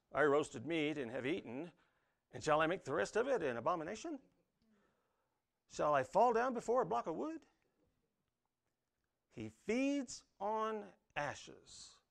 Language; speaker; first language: English; native; English